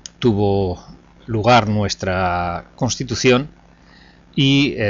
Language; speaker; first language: Spanish; native; Spanish